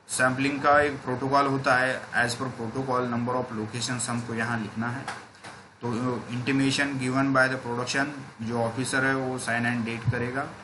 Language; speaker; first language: Hindi; non-native, local second language; Marathi